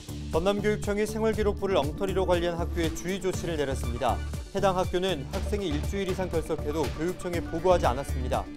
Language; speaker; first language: Korean; native; Korean